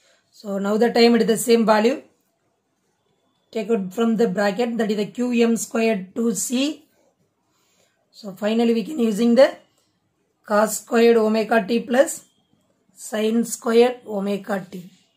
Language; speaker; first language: English; non-native, local second language; Tamil